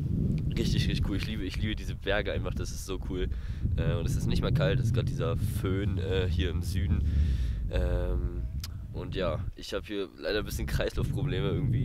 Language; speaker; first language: German; native; German